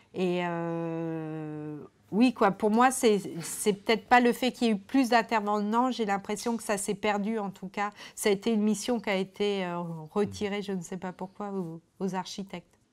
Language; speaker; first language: French; native; French